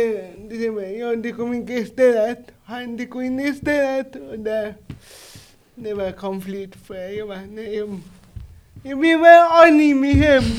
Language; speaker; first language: Swedish; non-native, learner; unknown